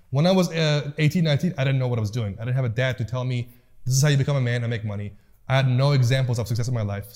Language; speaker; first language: English; early bilingual, other home language; Persian